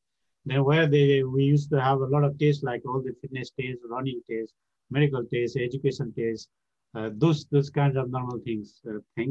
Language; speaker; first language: English; non-native, local second language; Gurung